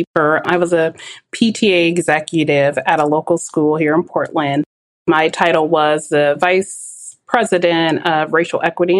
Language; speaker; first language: English; native; English